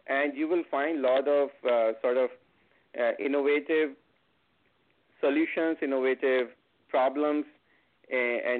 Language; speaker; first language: English; non-native, local second language; Hindi